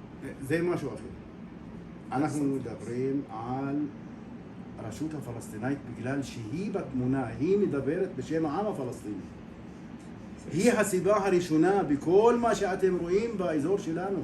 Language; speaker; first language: Hebrew; non-native, local second language; Arabic